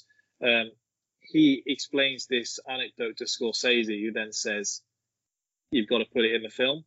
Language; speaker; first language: English; native; English